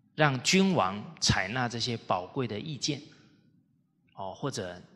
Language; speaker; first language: Chinese; native; Chinese